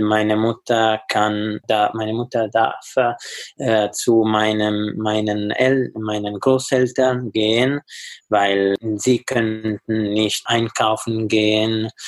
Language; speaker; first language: German; non-native, learner; Italian